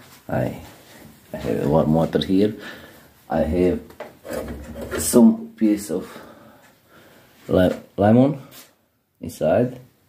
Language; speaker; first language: English; non-native, learner; Romanian